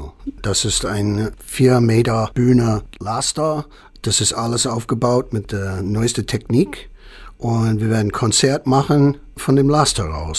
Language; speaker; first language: German; non-native, fluent; English